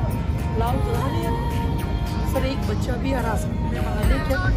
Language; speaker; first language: Hindi; native; Hindi